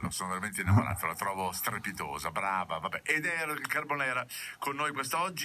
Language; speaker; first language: Italian; native; Italian